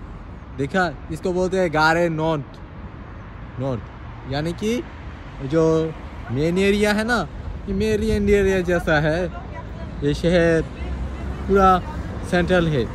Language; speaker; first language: Hindi; non-native, learner; Bangla